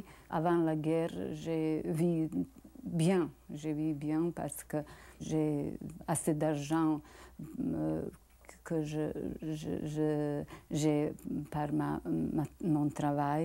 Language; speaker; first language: French; non-native, learner; Bosnian